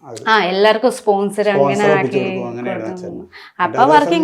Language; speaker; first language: Malayalam; non-native, learner; Nepali